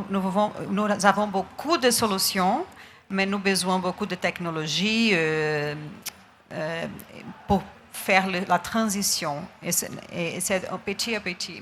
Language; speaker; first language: French; non-native, learner; Portuguese